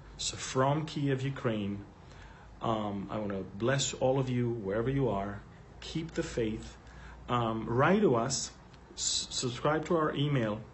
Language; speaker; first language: English; non-native, fluent; Hebrew